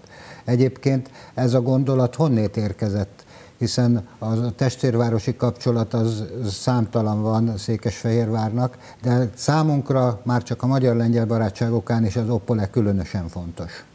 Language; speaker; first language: Hungarian; native; Hungarian